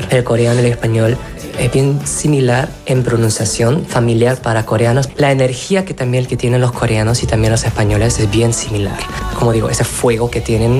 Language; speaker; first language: Spanish; non-native, fluent; Korean